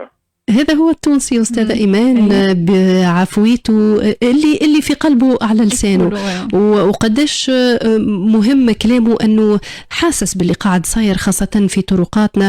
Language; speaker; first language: Arabic; native; Arabic